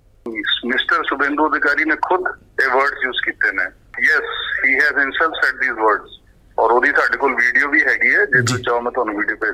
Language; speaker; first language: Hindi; non-native, local second language; Punjabi